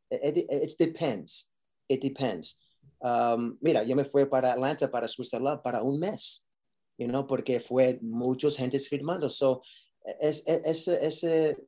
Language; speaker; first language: Spanish; early bilingual, heritage; Spanish